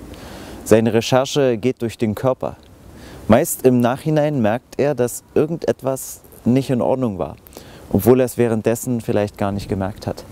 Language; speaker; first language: German; native; German